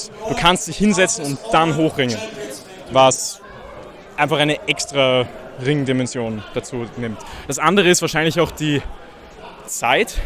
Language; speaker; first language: German; native; German